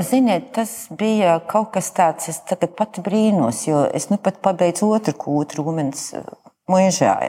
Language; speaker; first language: Latvian; native; Latvian